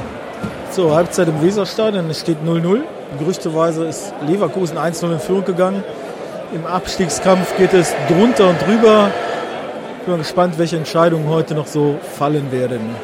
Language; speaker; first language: German; native; German